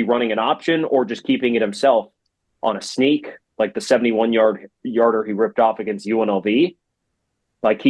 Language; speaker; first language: English; native; English